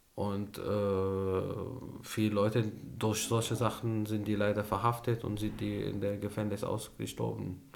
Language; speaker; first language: German; non-native, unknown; Arabic